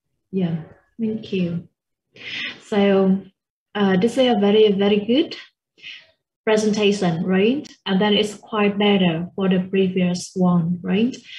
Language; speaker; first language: English; non-native, fluent; Vietnamese